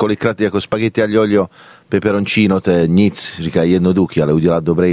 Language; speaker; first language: Czech; non-native, fluent; Italian